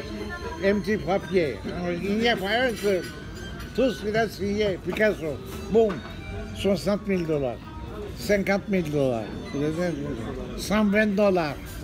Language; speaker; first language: French; non-native, learner; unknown